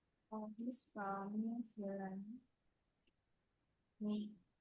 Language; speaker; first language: English; non-native, learner; Vietnamese